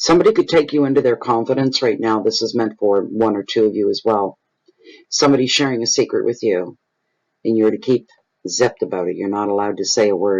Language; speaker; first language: English; native; English